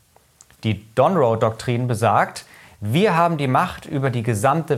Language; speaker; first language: German; native; German